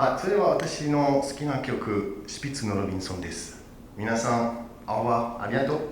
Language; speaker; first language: Japanese; non-native, learner; French